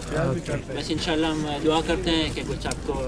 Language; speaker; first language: Hindi; non-native, learner; Gujarati